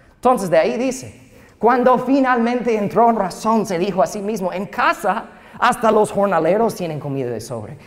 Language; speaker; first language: Spanish; non-native, fluent; English